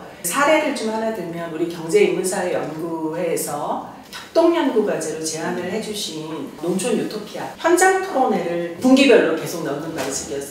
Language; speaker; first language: Korean; native; Korean